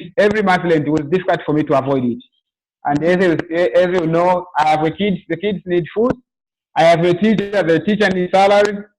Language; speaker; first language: English; non-native, local second language; Swahili